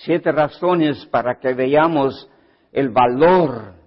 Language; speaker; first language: Spanish; early bilingual, heritage; Spanish